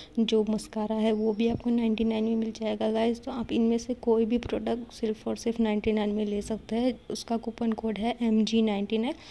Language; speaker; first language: Hindi; native; Hindi